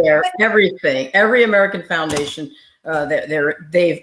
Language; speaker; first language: English; native; English